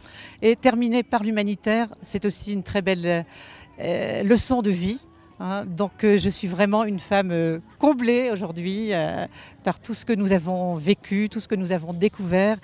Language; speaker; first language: French; native; French